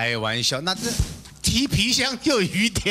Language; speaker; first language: Chinese; native; Chinese